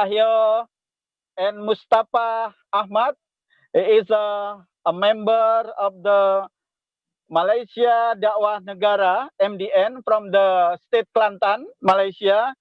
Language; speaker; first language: English; non-native, local second language; Indonesian